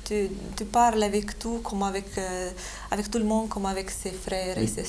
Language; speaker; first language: French; non-native, fluent; Lithuanian